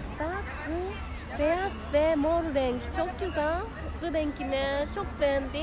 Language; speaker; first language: Turkish; non-native, learner; Japanese